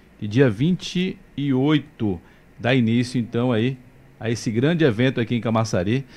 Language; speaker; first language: Portuguese; native; Portuguese